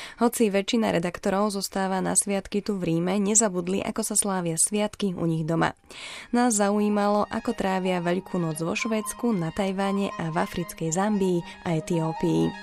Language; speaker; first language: Slovak; native; Slovak